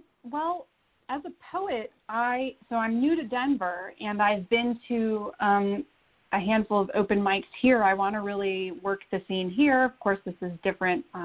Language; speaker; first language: English; native; English